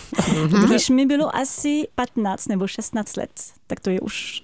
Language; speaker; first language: Czech; non-native, fluent; French